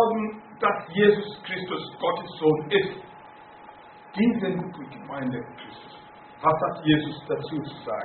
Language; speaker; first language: German; non-native, fluent; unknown